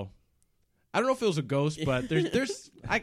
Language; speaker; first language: English; native; English